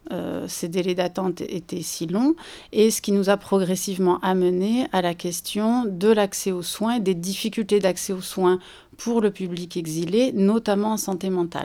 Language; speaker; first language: French; native; French